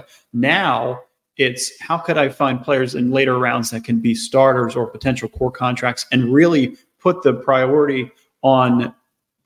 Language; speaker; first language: English; native; English